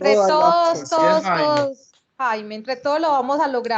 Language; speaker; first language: Spanish; native; Spanish